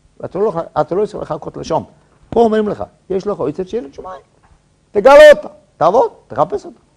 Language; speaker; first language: Hebrew; non-native, fluent; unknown